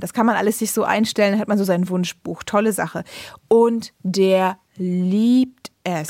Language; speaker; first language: German; native; German